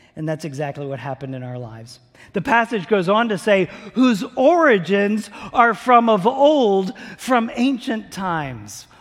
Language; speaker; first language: English; native; English